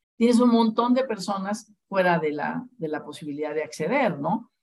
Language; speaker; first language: Spanish; native; Spanish